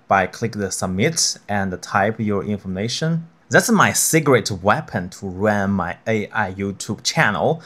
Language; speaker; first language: English; non-native, fluent; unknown